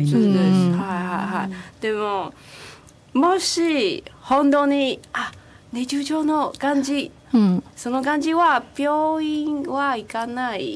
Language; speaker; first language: Japanese; non-native, learner; Chinese